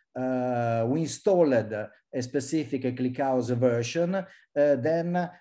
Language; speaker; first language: English; non-native, fluent; Italian